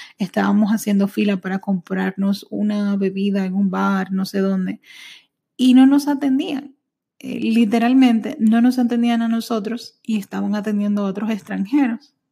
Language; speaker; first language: Spanish; early bilingual, heritage; Spanish